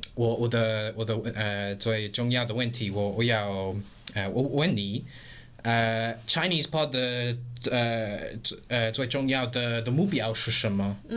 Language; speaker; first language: Chinese; non-native, learner; English